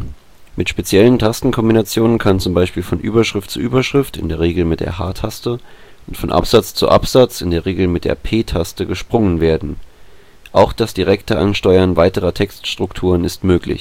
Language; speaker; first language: German; native; German